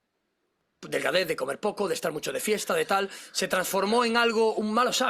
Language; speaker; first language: Spanish; native; Spanish